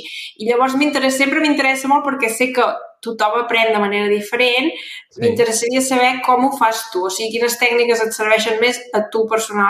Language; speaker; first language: Catalan; native; Catalan